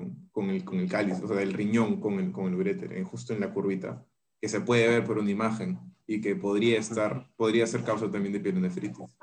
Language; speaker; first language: Spanish; native; Spanish